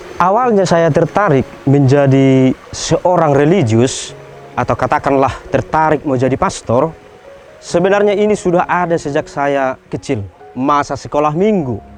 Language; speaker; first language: Indonesian; non-native, local second language; Batak Toba